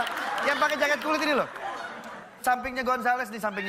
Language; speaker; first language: Indonesian; native; Indonesian